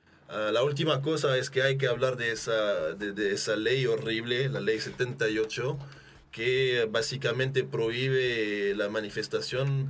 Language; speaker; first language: Spanish; non-native, fluent; French